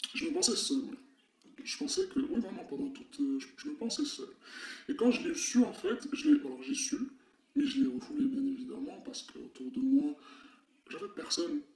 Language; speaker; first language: French; non-native, local second language; Arabic